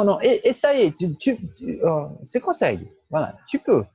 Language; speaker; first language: French; non-native, fluent; Portuguese